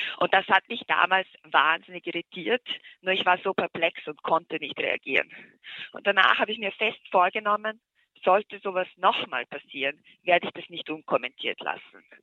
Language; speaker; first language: German; early bilingual, other home language; Bosnian